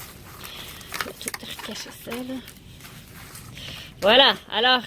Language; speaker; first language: French; native; French